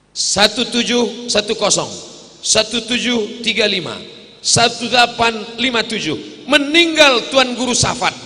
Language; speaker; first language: Indonesian; native; Indonesian